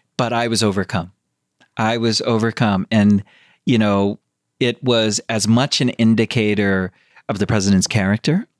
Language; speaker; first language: English; native; English